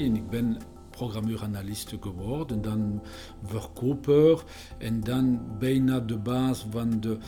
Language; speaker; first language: Dutch; non-native, learner; French